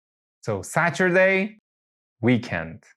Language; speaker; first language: English; non-native, fluent; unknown